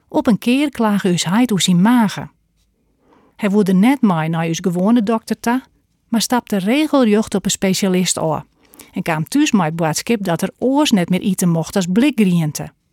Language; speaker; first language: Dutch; native; Dutch